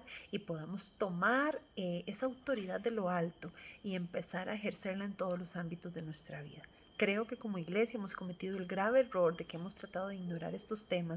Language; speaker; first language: Spanish; native; Spanish